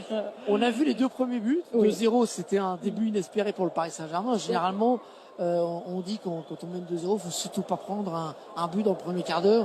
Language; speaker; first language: French; native; French